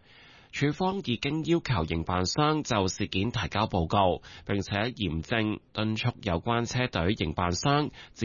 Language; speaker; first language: Cantonese; native; Cantonese